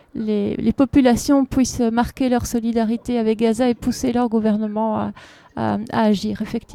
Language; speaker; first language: French; native; French